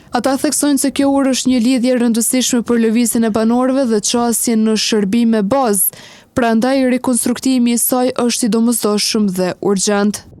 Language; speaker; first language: Albanian; native; Albanian